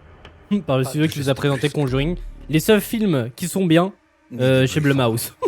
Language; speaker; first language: French; native; French